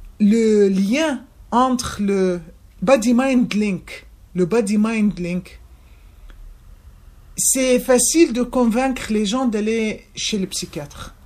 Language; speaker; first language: French; non-native, fluent; Arabic